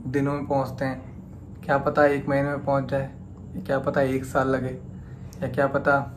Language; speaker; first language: Hindi; native; Hindi